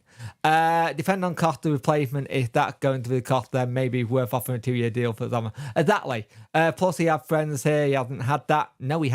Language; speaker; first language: English; native; English